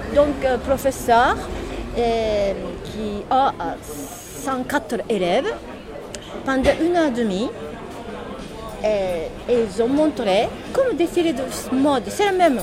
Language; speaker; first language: French; non-native, learner; Japanese